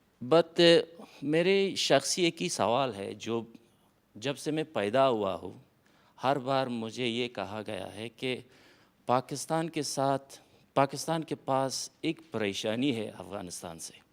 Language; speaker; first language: Hindi; non-native, fluent; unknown